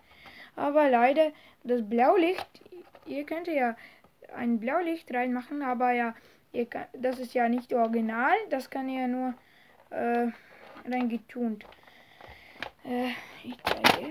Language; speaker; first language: German; non-native, learner; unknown